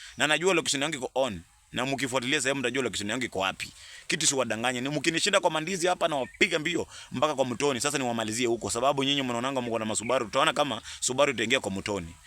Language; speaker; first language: Swahili; non-native, local second language; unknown